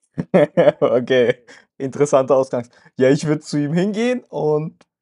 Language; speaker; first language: German; native; German